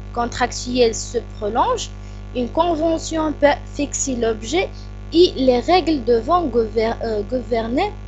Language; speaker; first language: French; non-native, local second language; Arabic